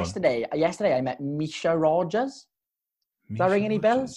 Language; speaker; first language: English; native; English